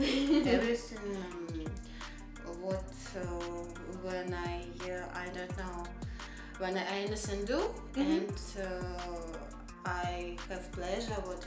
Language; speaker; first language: English; non-native, learner; Russian